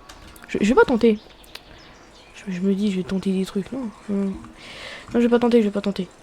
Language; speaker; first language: French; native; French